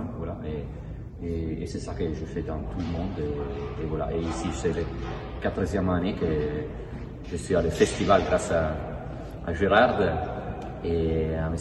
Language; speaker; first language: French; non-native, fluent; Italian